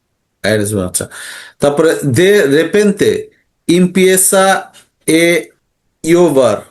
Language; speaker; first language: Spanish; non-native, learner; Bangla